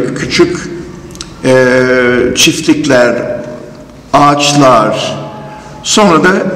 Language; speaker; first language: Turkish; non-native, fluent; English